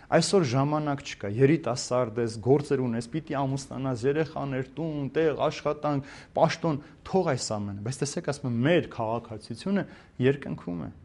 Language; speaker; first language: Armenian; native; Armenian